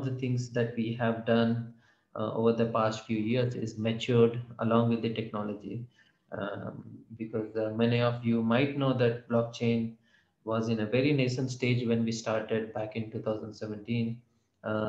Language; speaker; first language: English; non-native, local second language; Telugu